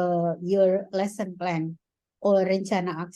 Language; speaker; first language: English; non-native, fluent; Indonesian